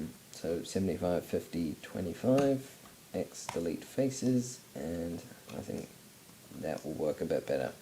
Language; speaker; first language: English; native; English